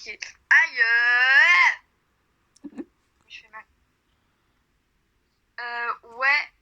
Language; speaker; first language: French; native; French